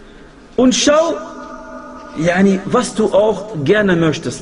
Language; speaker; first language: German; non-native, fluent; Arabic